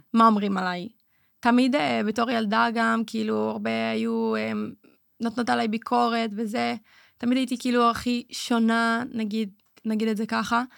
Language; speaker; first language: Hebrew; native; Hebrew